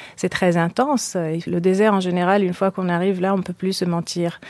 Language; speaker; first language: French; non-native, local second language; Arabic